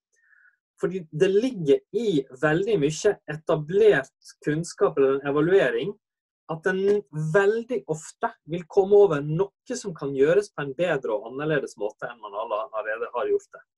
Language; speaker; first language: Norwegian; native; Norwegian